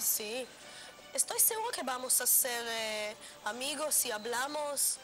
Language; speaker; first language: Spanish; non-native, learner; Hebrew